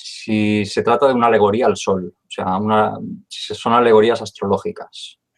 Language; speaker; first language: Spanish; native; Spanish